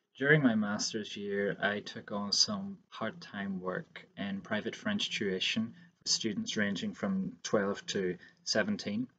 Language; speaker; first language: English; native; English